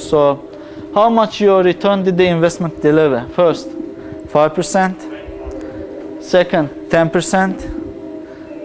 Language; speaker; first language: English; non-native, fluent; Azerbaijani